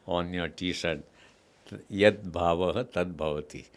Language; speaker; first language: English; non-native, local second language; Gujarati